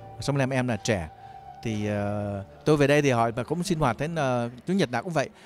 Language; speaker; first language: Vietnamese; native; Vietnamese